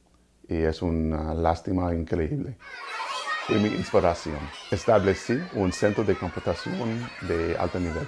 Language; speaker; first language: Spanish; non-native, learner; English